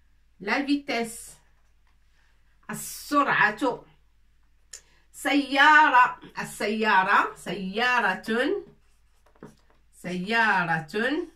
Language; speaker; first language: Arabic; non-native, fluent; French